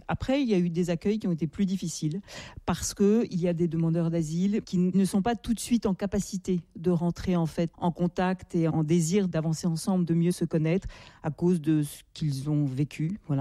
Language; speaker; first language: French; native; French